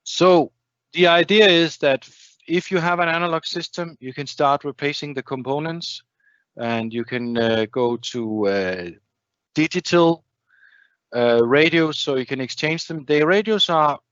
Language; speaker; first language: English; non-native, fluent; Danish